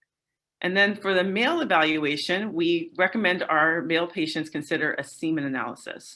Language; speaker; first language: English; native; English